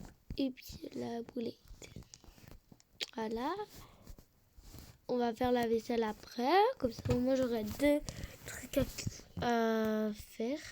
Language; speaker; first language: French; native; French